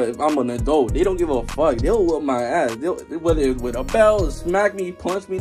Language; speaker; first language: English; early bilingual, other home language; Spanish